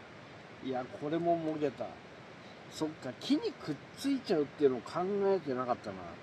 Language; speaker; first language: Japanese; native; Japanese